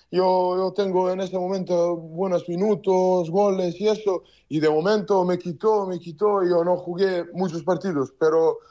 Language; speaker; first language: Spanish; non-native, learner; Serbian